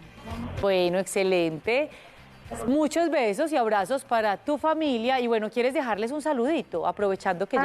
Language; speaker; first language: Spanish; native; Spanish